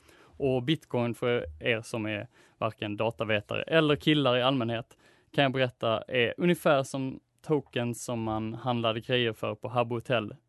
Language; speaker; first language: Swedish; native; Swedish